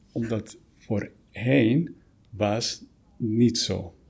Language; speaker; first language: Dutch; non-native, fluent; Spanish